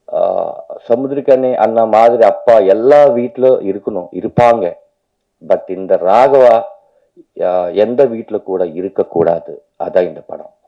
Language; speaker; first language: Tamil; non-native, learner; Telugu